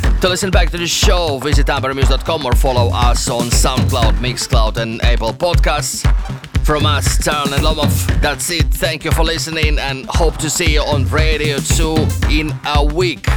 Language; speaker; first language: English; non-native, fluent; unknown